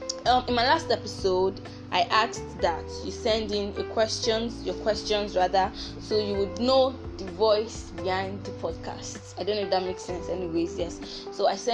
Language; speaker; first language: English; non-native, local second language; Igbo